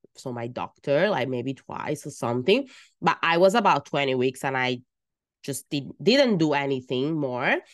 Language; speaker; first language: English; non-native, fluent; Italian